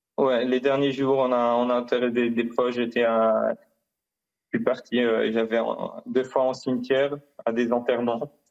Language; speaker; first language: French; non-native, fluent; Hebrew